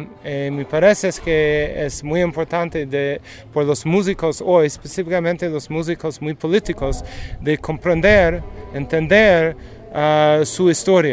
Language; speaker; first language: Spanish; non-native, learner; English